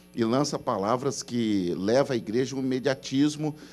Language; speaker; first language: Portuguese; native; Portuguese